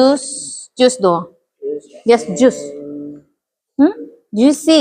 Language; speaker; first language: English; non-native, learner; Indonesian